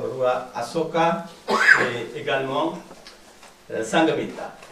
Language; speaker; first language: French; non-native, fluent; Sinhala